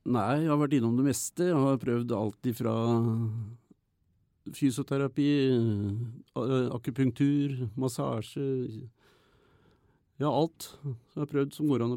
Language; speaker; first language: Norwegian; native; Norwegian